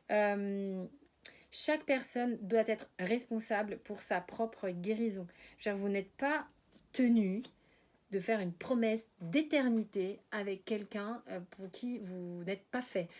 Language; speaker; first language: French; native; French